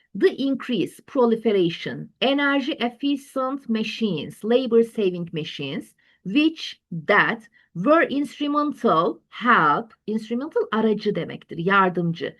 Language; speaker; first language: English; non-native, fluent; Turkish